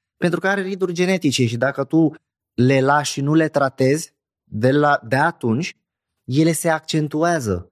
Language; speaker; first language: Romanian; non-native, fluent; Arabic